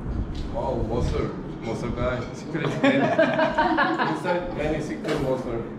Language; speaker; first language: English; non-native, learner; Korean